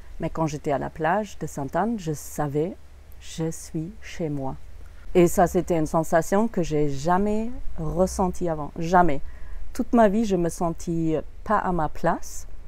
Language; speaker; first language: French; non-native, fluent; German